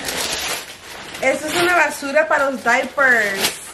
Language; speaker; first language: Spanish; early bilingual, heritage; Spanish